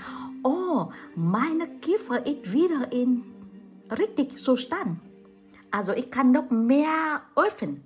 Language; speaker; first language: German; non-native, fluent; Vietnamese